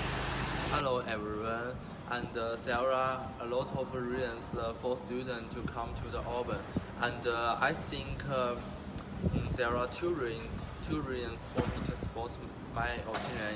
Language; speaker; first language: English; non-native, learner; Chinese